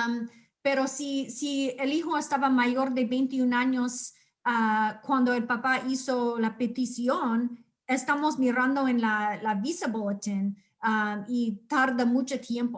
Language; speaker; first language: Spanish; non-native, fluent; English